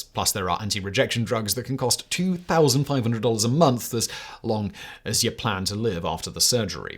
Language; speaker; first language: English; native; English